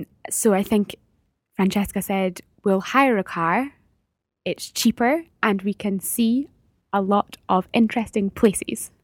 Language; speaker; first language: English; native; English